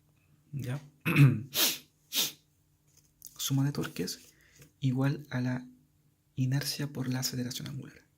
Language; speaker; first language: Spanish; native; Spanish